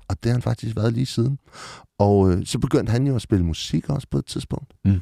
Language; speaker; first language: Danish; native; Danish